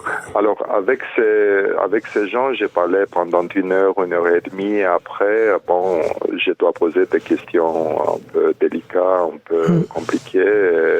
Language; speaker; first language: French; non-native, fluent; Romanian